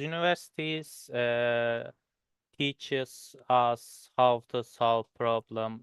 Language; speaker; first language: English; non-native, learner; Turkish